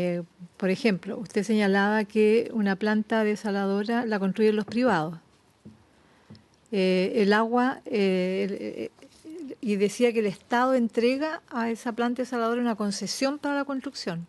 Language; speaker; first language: Spanish; native; Spanish